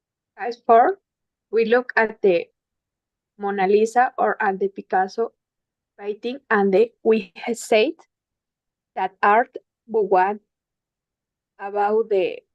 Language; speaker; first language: English; non-native, learner; Spanish